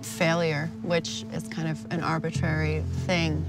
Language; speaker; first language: English; native; English